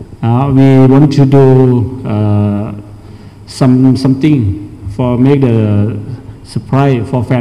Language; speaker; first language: English; non-native, learner; Thai